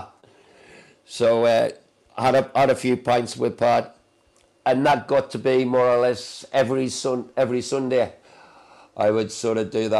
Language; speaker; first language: English; native; English